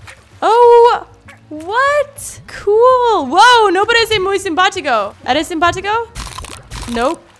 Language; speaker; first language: Spanish; non-native, learner; English